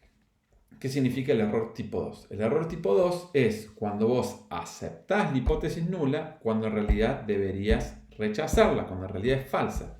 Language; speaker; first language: Spanish; native; Spanish